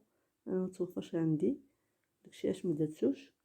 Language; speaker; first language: Arabic; native; Arabic